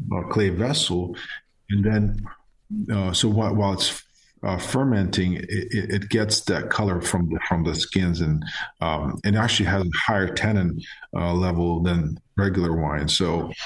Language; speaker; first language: English; non-native, fluent; Georgian